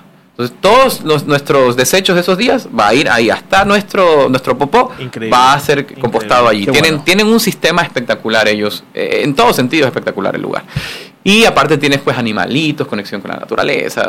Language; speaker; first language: Spanish; native; Spanish